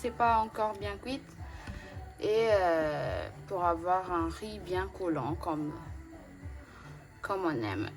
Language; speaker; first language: French; non-native, local second language; Malagasy